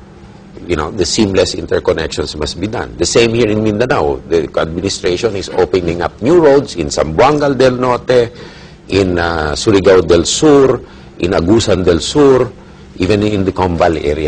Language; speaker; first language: English; non-native, local second language; Filipino